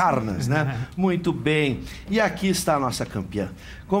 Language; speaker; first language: Portuguese; native; Portuguese